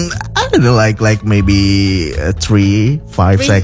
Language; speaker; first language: English; non-native, local second language; Indonesian